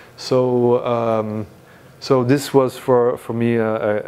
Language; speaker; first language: English; non-native, fluent; Italian